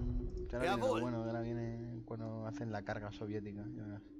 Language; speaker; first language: Spanish; native; Spanish